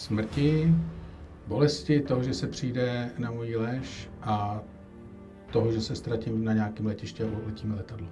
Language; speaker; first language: Czech; native; Czech